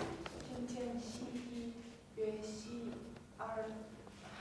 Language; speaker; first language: Chinese; non-native, learner; Mongolian